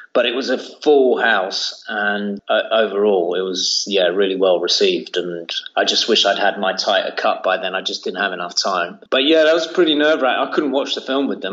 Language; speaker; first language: English; native; English